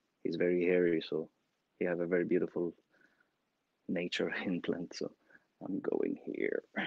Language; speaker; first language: English; non-native, fluent; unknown